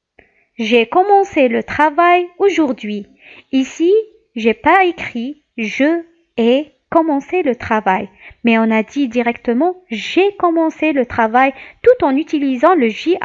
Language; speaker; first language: French; non-native, local second language; Arabic